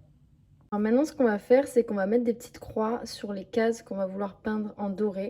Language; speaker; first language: French; native; French